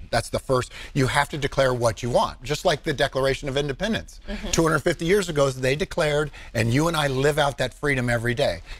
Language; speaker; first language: English; native; English